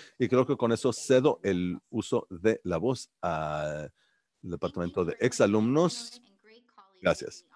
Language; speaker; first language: Spanish; early bilingual, heritage; Spanish